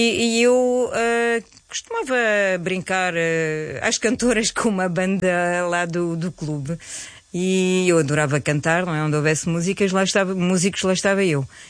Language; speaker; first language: Portuguese; early bilingual, heritage; Portuguese